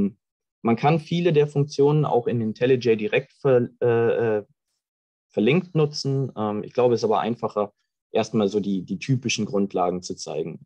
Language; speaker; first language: German; native; German